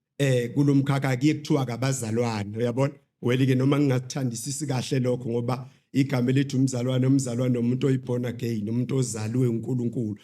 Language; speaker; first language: Zulu; native; Zulu